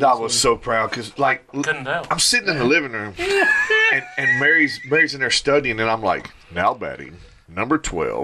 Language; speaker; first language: English; native; English